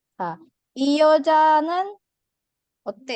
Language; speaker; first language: Korean; non-native, fluent; Indonesian